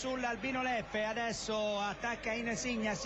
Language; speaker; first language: Italian; native; Italian